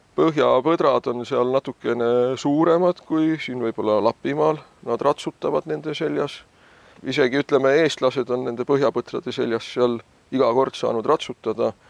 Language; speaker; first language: Estonian; native; Estonian